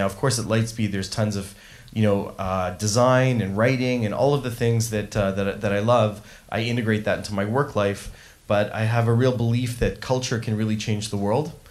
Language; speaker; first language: English; native; English